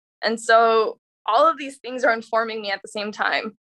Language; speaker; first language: English; early bilingual, other home language; Spanish